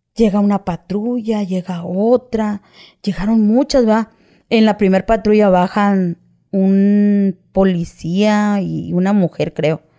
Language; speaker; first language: Spanish; native; Spanish